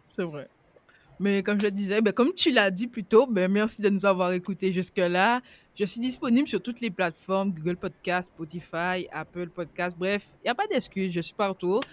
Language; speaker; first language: French; native; French